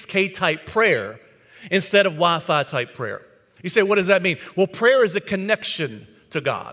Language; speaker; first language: English; native; English